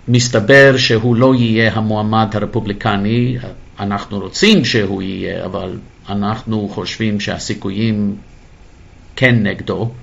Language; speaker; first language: Hebrew; non-native, fluent; English